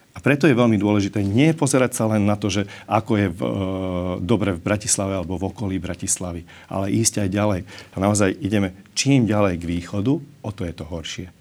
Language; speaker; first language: Slovak; non-native, local second language; Hungarian